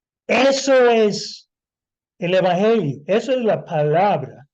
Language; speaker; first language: Spanish; non-native, fluent; English